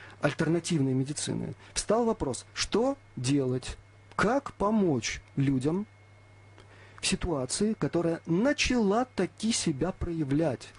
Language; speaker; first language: Russian; native; Russian